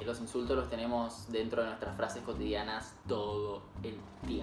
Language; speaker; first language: Spanish; native; Spanish